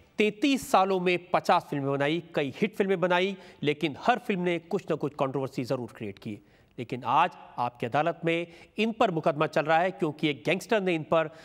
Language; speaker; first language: Hindi; native; Hindi